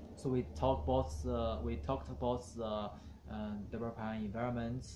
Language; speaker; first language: English; non-native, learner; Chinese